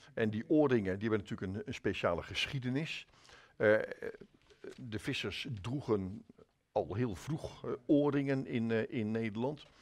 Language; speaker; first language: Dutch; native; Dutch